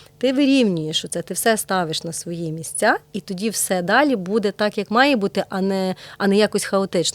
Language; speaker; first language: Ukrainian; native; Ukrainian